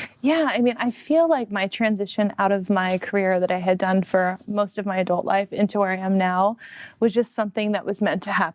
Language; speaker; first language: English; native; English